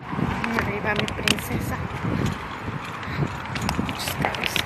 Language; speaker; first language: Spanish; native; Spanish